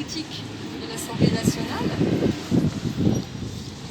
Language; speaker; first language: French; native; French